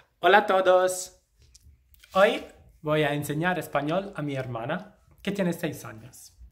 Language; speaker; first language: Spanish; non-native, fluent; Italian